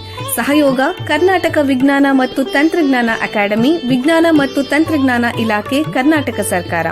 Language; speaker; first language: Kannada; native; Kannada